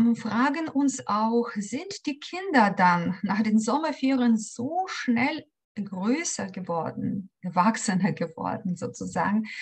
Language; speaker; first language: German; non-native, fluent; Ukrainian